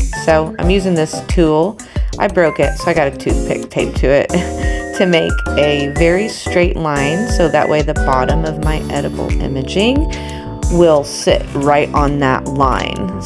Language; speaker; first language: English; native; English